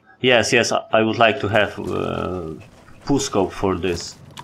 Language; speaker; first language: English; non-native, learner; Polish